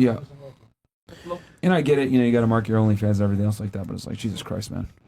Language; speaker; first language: English; native; English